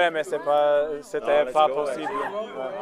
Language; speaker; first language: French; non-native, learner; English